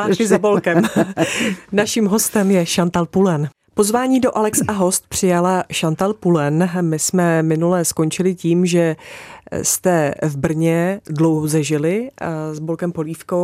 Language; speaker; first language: Czech; native; Czech